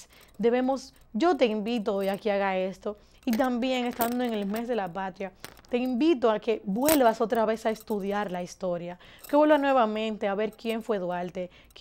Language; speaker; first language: Spanish; native; Spanish